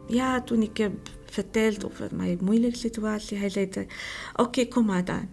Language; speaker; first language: Dutch; non-native, learner; Arabic